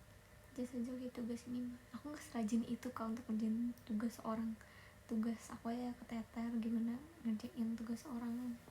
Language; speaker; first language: Indonesian; native; Indonesian